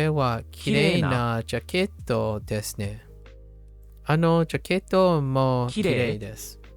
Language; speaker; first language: Japanese; non-native, learner; English